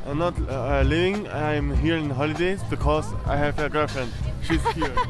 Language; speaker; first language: English; non-native, learner; Spanish